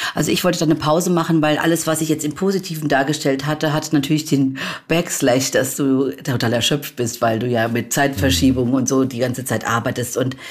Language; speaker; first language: German; native; German